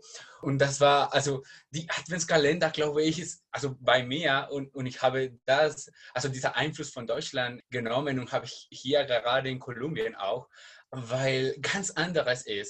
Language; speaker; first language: German; non-native, learner; Spanish